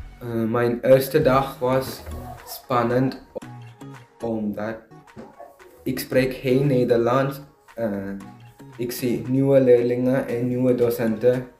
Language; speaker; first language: Dutch; non-native, learner; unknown